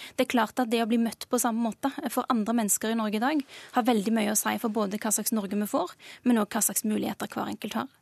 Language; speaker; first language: Norwegian; early bilingual, other home language; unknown